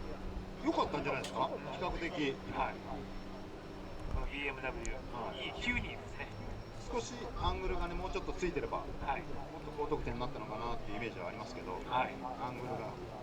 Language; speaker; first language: Japanese; native; Japanese